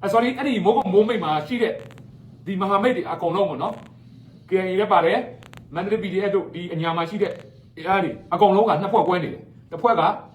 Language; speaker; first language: Burmese; non-native, local second language; Shwe Palaung